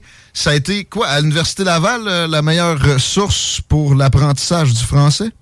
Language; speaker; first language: French; native; French